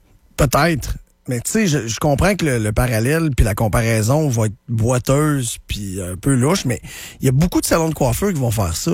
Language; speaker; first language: French; native; French